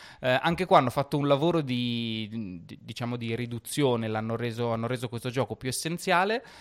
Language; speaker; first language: Italian; native; Italian